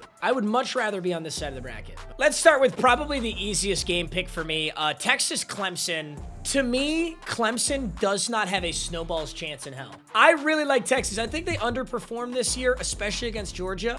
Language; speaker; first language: English; native; English